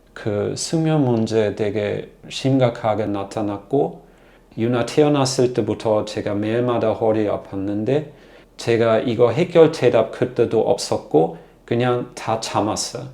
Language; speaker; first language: Korean; non-native, learner; German